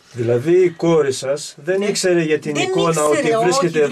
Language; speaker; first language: Greek; native; Greek